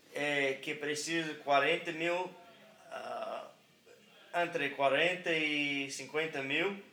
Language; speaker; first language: Portuguese; non-native, learner; English